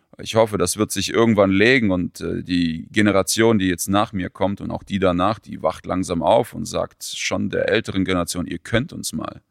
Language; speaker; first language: German; early bilingual, other home language; Russian